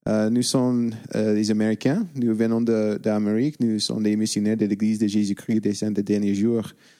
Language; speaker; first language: French; non-native, fluent; English